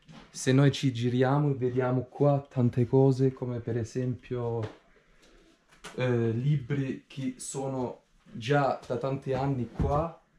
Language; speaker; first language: Italian; non-native, fluent; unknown